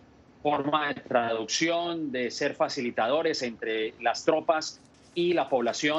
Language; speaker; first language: Spanish; native; Spanish